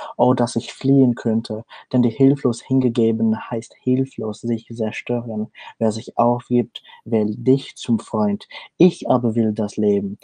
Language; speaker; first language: German; non-native, learner; English